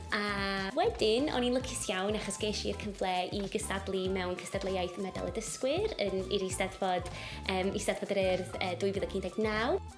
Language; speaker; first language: Welsh; non-native, local second language; English